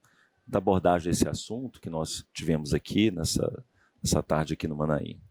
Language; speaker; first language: Portuguese; native; Portuguese